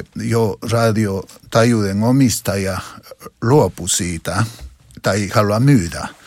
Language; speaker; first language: Finnish; non-native, learner; Spanish